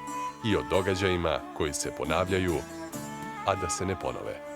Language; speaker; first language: Bosnian; native; Bosnian